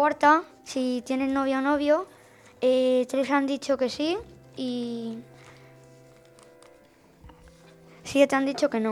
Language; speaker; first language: Spanish; native; Spanish